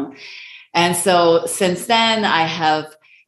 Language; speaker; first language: English; non-native, local second language; Cantonese